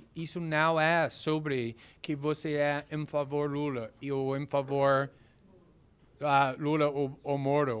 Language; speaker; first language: Portuguese; non-native, fluent; English